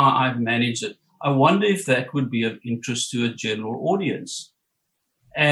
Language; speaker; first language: English; native; English